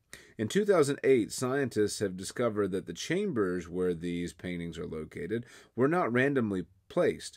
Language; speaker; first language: English; native; English